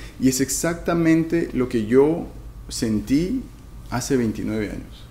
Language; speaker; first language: Spanish; native; Spanish